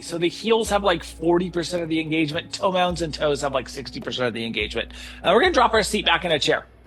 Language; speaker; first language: English; native; English